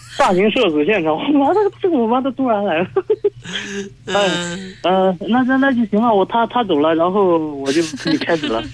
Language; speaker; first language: Chinese; native; Chinese